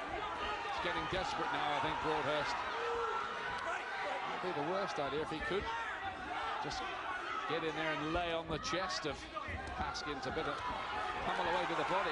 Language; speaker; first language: English; native; English